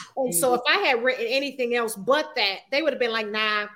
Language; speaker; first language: English; native; English